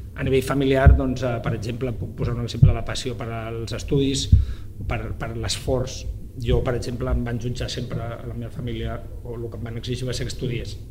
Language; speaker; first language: Catalan; native; Catalan